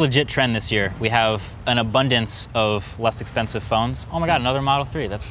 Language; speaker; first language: English; native; English